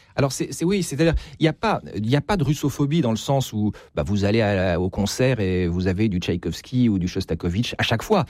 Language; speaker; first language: French; native; French